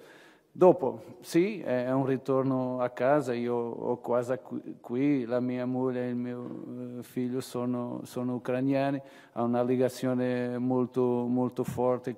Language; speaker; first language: Italian; non-native, fluent; Portuguese